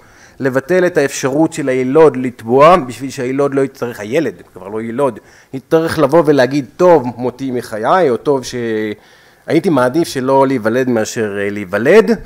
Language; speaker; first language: Hebrew; native; Hebrew